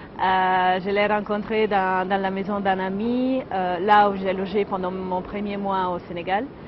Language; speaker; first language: French; non-native, fluent; Italian